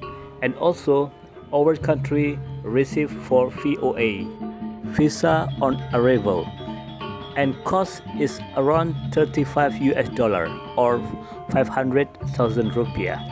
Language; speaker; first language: English; non-native, local second language; Indonesian